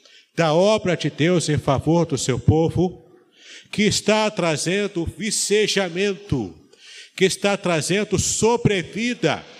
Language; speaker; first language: Portuguese; native; Portuguese